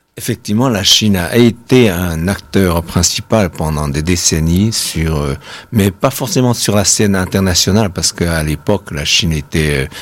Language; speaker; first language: French; non-native, fluent; Chinese